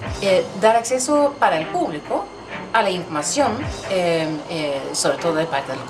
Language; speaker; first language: Spanish; non-native, fluent; Swedish